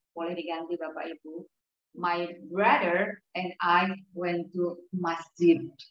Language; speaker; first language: English; non-native, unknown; Indonesian